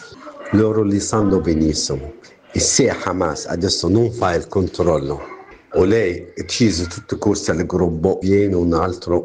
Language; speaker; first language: Italian; non-native, learner; Arabic